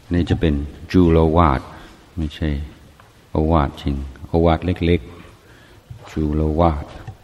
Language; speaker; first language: Thai; non-native, fluent; English